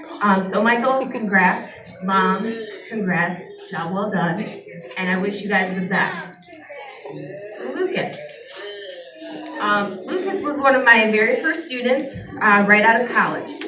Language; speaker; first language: English; native; English